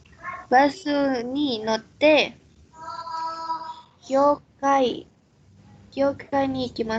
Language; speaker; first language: Japanese; non-native, learner; Indonesian